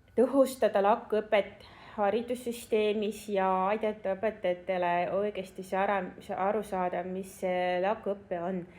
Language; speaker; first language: Estonian; non-native, local second language; Russian